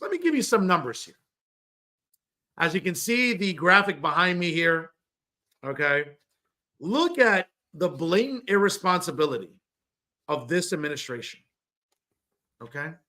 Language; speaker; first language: English; native; English